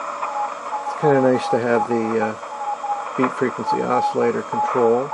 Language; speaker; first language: English; native; English